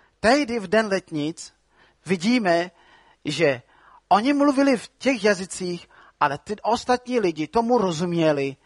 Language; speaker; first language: Czech; non-native, fluent; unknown